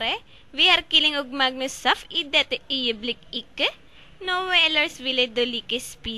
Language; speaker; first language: Norwegian; non-native, learner; Filipino